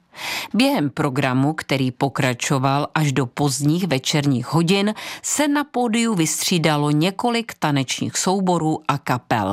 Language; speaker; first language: Czech; native; Czech